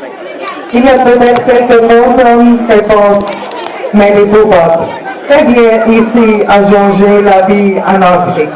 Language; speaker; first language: French; non-native, learner; German